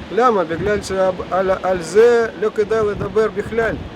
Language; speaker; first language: Hebrew; non-native, fluent; Russian